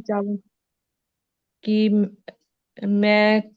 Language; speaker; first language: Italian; non-native, learner; Punjabi